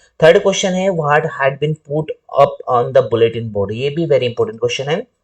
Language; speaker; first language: Hindi; native; Hindi